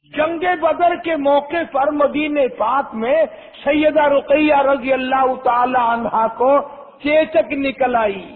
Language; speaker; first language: Urdu; native; Urdu